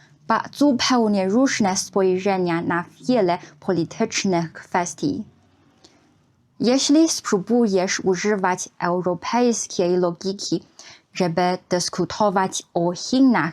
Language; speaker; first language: Polish; non-native, fluent; Chinese